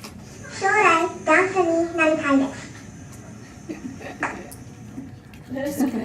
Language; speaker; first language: Japanese; non-native, learner; English